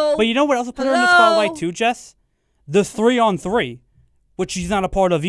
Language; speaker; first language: English; native; English